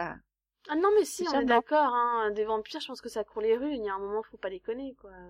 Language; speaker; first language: French; native; French